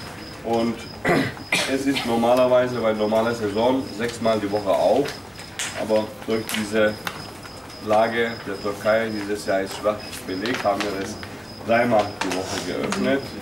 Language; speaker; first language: German; non-native, fluent; Turkish